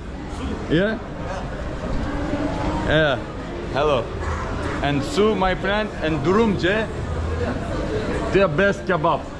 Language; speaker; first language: English; non-native, learner; Turkish